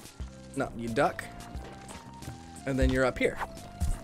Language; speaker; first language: English; native; English